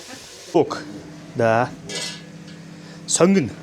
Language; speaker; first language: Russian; non-native, learner; Mongolian